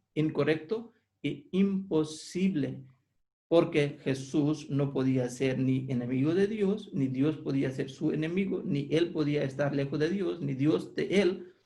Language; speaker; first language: Spanish; non-native, fluent; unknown